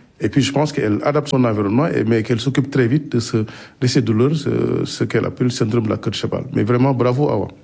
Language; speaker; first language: French; non-native, local second language; Wolof